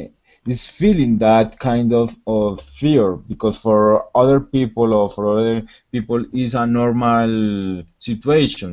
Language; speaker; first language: English; non-native, learner; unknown